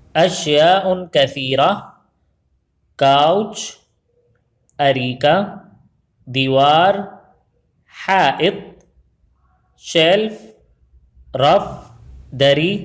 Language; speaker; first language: Urdu; native; Urdu